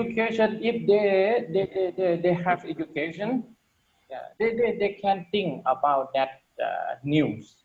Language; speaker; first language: English; non-native, learner; Lao